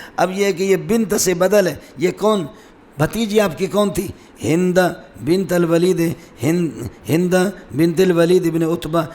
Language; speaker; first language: Urdu; non-native, local second language; Brahui